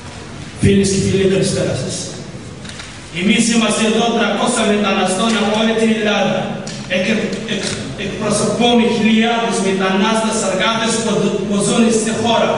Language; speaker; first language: Greek; non-native, learner; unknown